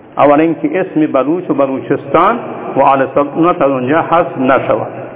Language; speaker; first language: Persian; non-native, local second language; Baluchi